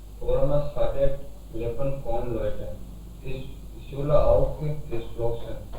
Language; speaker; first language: German; non-native, learner; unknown